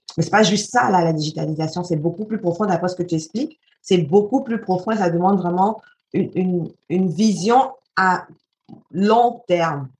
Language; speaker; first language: French; native; French